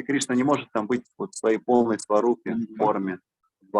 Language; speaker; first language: Russian; native; Russian